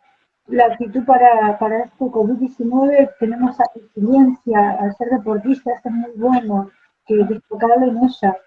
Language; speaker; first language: Spanish; native; Spanish